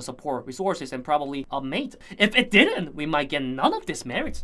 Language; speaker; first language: English; non-native, fluent; Korean